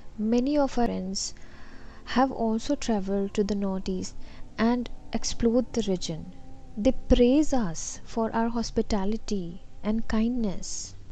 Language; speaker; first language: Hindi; non-native, local second language; Assamese